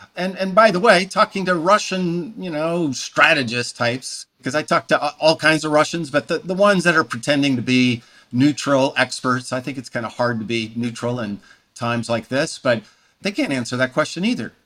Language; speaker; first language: English; native; English